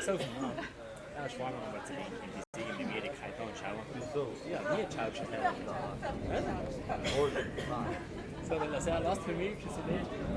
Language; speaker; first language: German; native; German